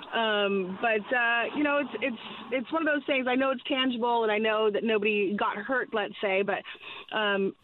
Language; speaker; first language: English; native; English